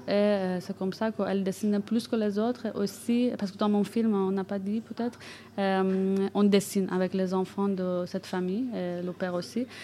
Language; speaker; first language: French; non-native, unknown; Persian